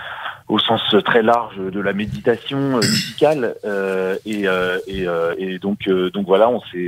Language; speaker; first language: French; native; French